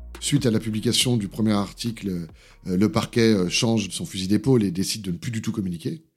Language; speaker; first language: French; native; French